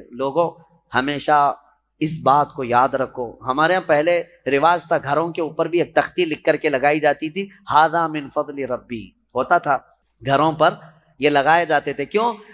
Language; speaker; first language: Urdu; native; Urdu